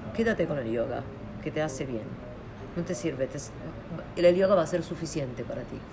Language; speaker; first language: Spanish; non-native, fluent; Italian